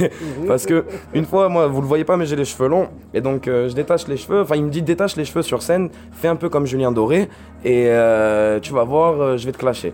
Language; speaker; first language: French; native; French